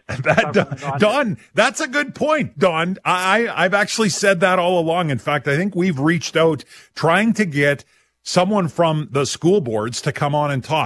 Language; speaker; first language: English; native; English